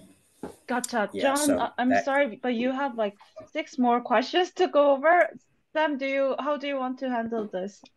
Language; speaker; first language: English; non-native, fluent; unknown